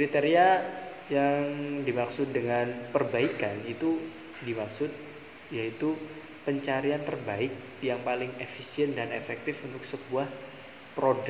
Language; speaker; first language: Indonesian; native; Indonesian